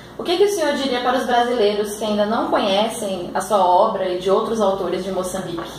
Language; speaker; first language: Portuguese; native; Portuguese